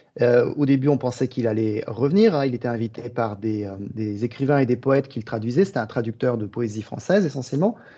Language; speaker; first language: French; early bilingual, other home language; Russian